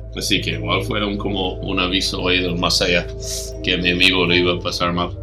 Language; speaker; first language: Spanish; non-native, fluent; English